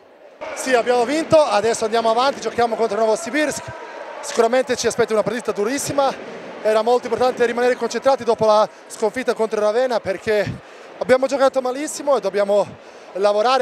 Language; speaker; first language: Italian; non-native, fluent; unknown